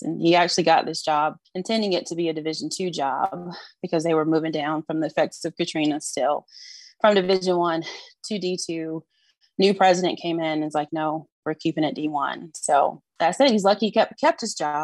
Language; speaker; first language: English; native; English